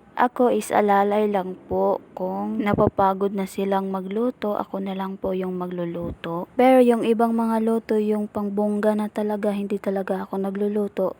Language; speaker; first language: Filipino; non-native, local second language; Cebuano